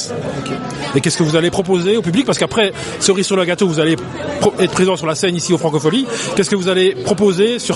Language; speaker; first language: French; native; French